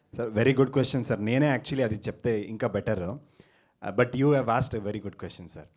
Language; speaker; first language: Telugu; non-native, local second language; Kannada